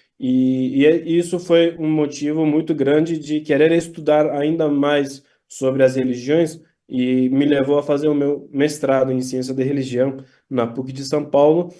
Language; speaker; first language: Portuguese; non-native, fluent; Turkish